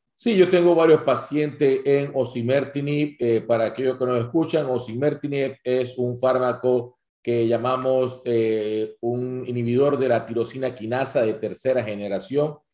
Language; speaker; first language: Spanish; native; Spanish